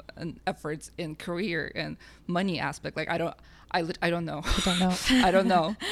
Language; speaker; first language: English; non-native, fluent; Russian